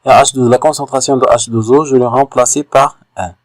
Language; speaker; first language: French; non-native, local second language; Arabic